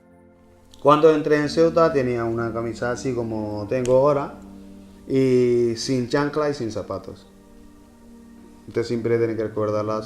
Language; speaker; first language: Spanish; non-native, learner; Punjabi